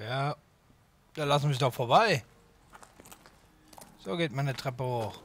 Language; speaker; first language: German; native; German